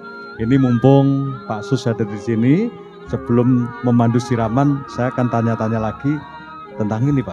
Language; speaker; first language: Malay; non-native, local second language; Javanese